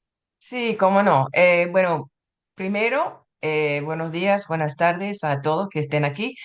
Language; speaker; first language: Spanish; non-native, fluent; English